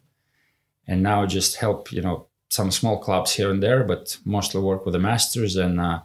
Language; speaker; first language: English; non-native, fluent; Latvian